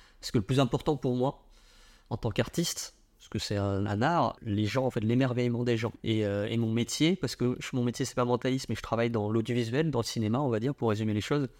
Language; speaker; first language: French; early bilingual, other home language; Vietnamese